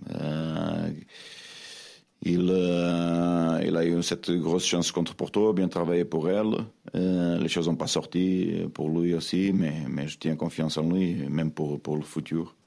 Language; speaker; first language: French; non-native, fluent; Portuguese